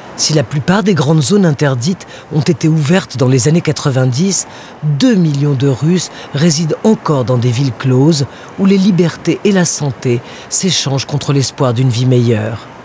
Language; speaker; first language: French; native; French